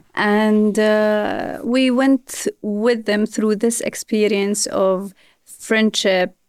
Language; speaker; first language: English; non-native, fluent; Arabic